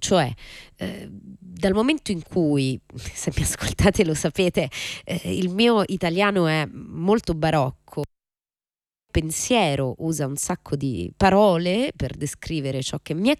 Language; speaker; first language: Italian; native; Italian